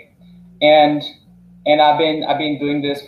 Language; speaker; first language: English; non-native, fluent; Korean